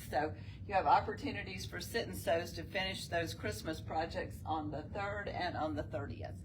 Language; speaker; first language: English; native; English